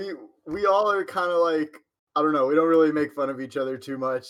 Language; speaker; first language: English; native; English